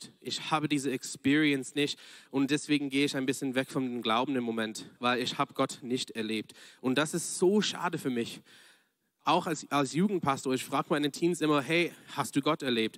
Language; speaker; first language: German; non-native, fluent; English